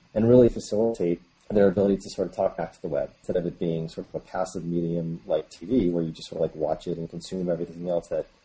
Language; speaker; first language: English; native; English